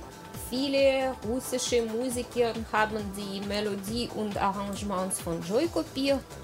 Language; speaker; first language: German; non-native, learner; Russian